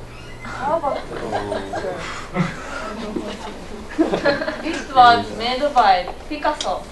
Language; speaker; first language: English; non-native, learner; Japanese